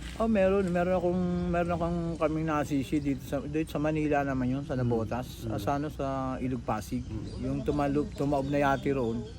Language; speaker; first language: Filipino; native; Filipino